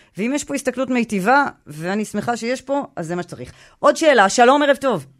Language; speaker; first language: Hebrew; native; Hebrew